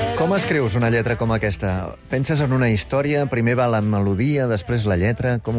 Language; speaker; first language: Catalan; native; Catalan